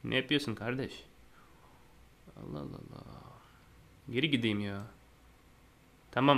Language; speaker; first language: Turkish; non-native, fluent; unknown